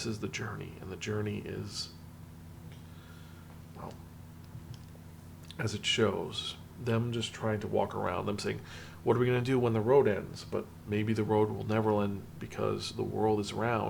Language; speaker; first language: English; native; English